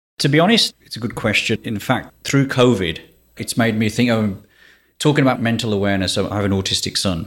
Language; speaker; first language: English; native; English